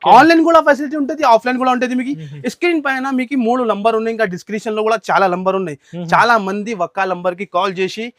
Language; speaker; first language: Telugu; non-native, local second language; Urdu